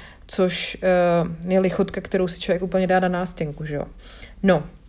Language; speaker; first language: Czech; native; Czech